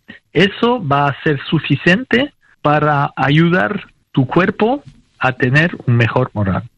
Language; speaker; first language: Spanish; non-native, fluent; French